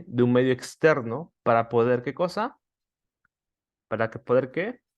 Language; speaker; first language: Spanish; native; Spanish